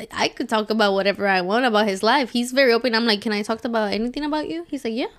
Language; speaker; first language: English; early bilingual, other home language; Spanish